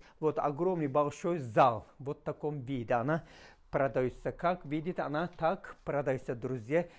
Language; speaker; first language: Russian; non-native, learner; Turkish